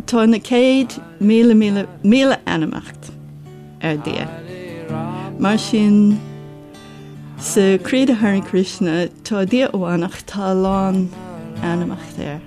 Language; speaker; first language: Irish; non-native, learner; English